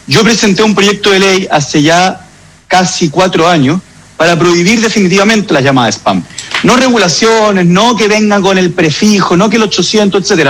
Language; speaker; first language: Spanish; native; Spanish